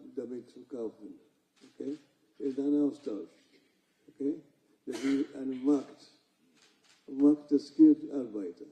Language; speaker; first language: German; non-native, fluent; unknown